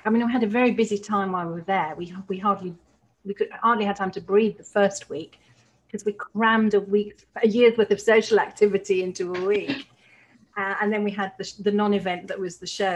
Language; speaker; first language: English; native; English